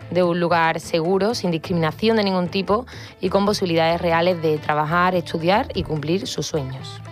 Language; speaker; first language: Spanish; native; Spanish